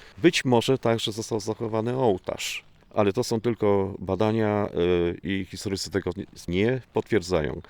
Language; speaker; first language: Polish; native; Polish